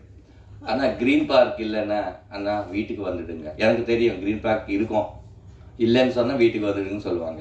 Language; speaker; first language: Tamil; non-native, learner; Telugu